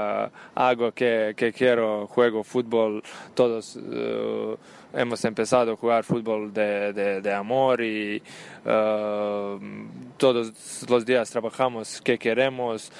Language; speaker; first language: Spanish; non-native, learner; Serbian